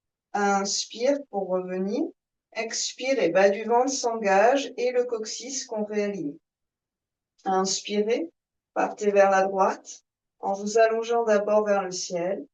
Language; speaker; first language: French; native; French